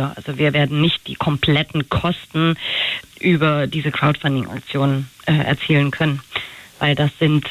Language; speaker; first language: German; native; German